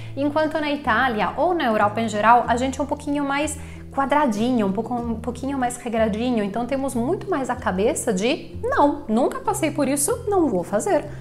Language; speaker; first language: Portuguese; non-native, fluent; Italian